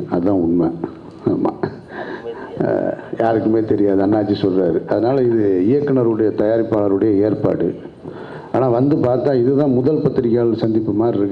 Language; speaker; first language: Tamil; native; Tamil